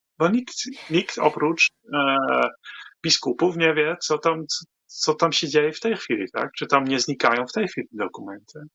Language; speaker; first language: Polish; non-native, fluent; Dutch